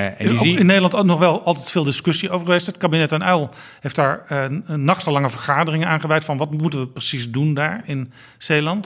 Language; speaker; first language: Dutch; native; Dutch